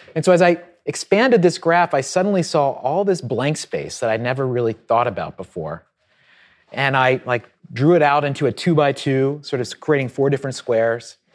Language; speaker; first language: English; native; English